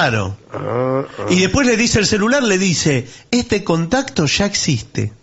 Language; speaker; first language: Spanish; native; Spanish